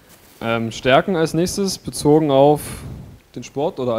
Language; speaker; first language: German; native; German